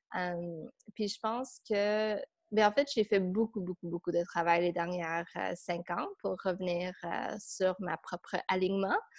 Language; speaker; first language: French; non-native, fluent; English